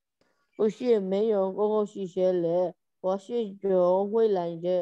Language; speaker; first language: Chinese; non-native, learner; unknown